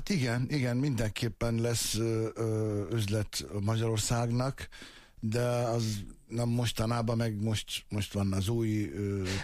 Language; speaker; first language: Hungarian; non-native, fluent; Arabic